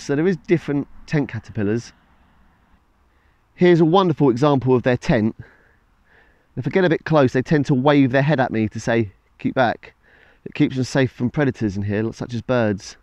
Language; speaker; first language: English; native; English